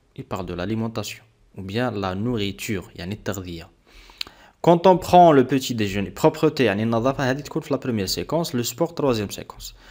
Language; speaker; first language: French; non-native, local second language; Arabic